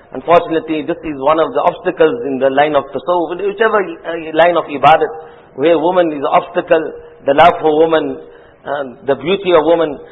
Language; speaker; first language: English; native; English